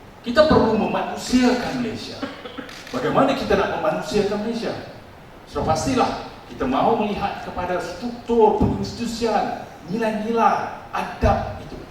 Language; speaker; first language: Malay; non-native, local second language; Tamil